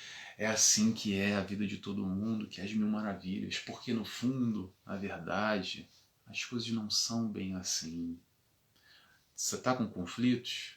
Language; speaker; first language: Portuguese; native; Portuguese